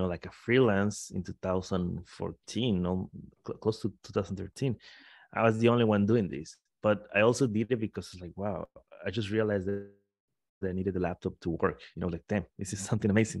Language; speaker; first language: English; non-native, fluent; Spanish